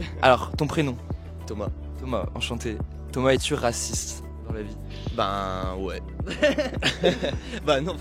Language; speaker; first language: French; native; French